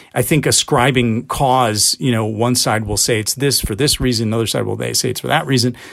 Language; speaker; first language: English; native; English